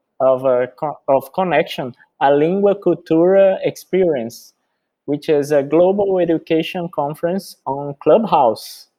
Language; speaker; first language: English; non-native, fluent; Portuguese